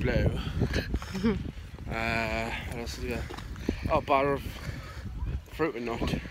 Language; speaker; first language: English; native; English